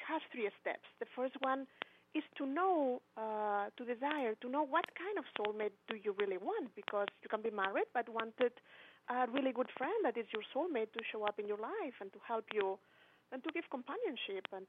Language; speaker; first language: English; non-native, fluent; Spanish